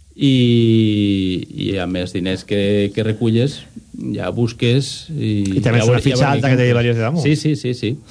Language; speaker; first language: Catalan; native; Catalan